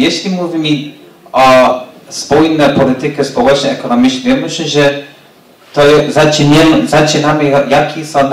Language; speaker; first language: Polish; non-native, learner; English